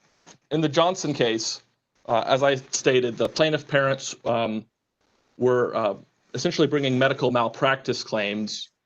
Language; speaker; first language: English; native; English